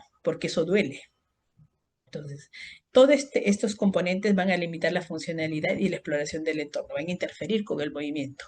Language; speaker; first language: Spanish; native; Spanish